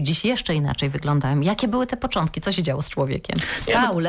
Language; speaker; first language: Polish; native; Polish